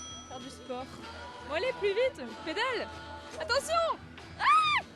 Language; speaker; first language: French; native; French